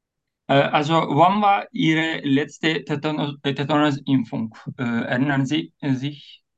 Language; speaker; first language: German; non-native, learner; Turkish